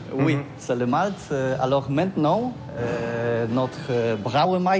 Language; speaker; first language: French; non-native, learner; Polish